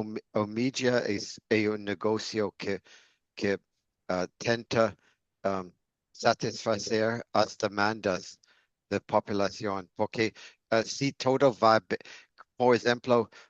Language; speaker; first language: Portuguese; non-native, learner; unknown